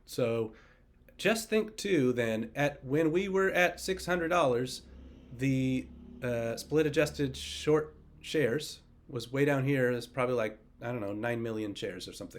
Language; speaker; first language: English; native; English